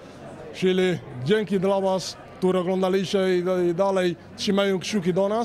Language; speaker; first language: Polish; non-native, fluent; Spanish